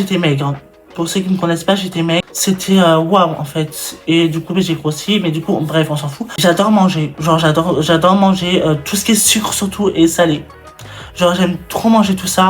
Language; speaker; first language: French; native; French